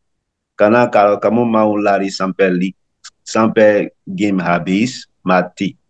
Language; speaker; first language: Indonesian; non-native, learner; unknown